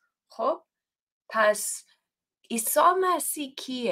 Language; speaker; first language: Persian; non-native, fluent; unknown